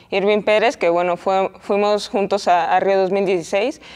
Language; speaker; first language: Spanish; native; Spanish